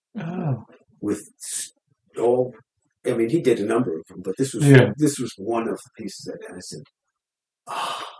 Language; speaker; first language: English; native; English